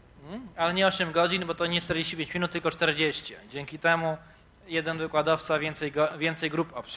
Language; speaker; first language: Polish; native; Polish